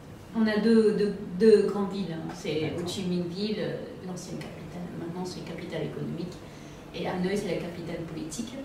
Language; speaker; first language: French; non-native, fluent; Vietnamese